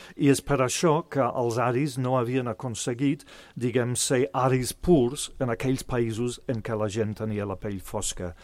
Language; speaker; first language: Catalan; non-native, fluent; English